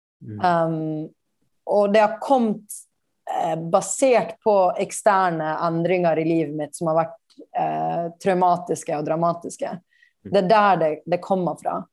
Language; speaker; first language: Norwegian; native; Norwegian